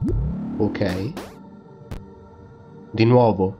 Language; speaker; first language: Italian; native; Italian